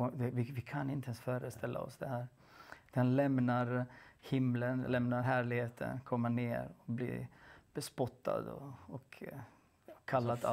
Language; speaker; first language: Swedish; non-native, fluent; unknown